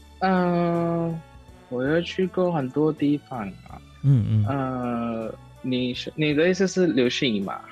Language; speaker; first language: Chinese; non-native, learner; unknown